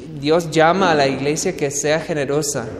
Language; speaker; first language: Spanish; non-native, fluent; English